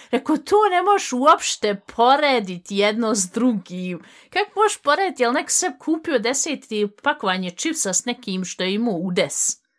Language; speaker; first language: Bosnian; early bilingual, heritage; Bosnian